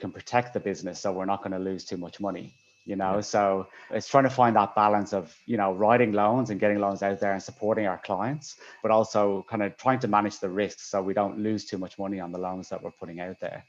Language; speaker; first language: English; native; English